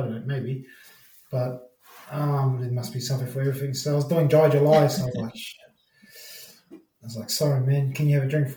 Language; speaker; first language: English; native; English